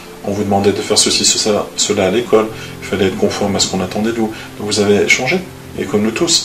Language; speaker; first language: French; native; French